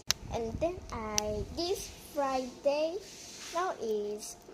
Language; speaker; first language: English; non-native, local second language; Chinese